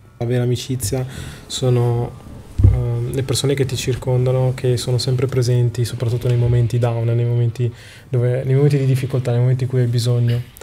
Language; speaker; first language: Italian; native; Italian